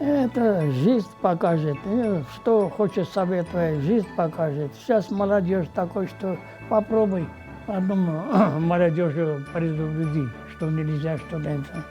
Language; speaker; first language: Russian; non-native, local second language; Armenian